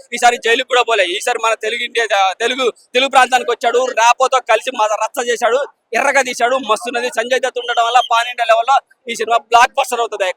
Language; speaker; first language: Telugu; native; Telugu